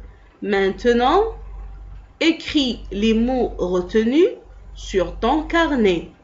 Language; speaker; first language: French; non-native, local second language; Arabic